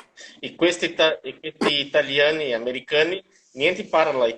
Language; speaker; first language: Italian; non-native, learner; Portuguese